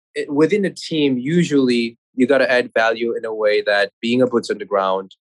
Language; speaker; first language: English; non-native, fluent; Korean